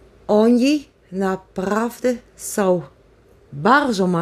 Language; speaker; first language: Polish; non-native, learner; Dutch